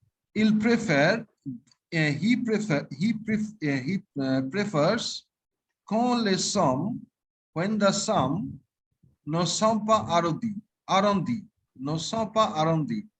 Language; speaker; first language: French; non-native, fluent; Bangla